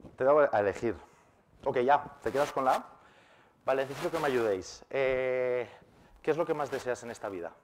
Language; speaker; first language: Spanish; native; Spanish